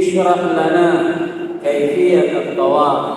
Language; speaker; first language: Arabic; non-native, learner; Indonesian